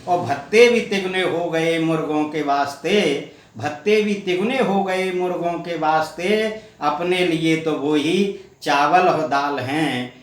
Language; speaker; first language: Hindi; native; Hindi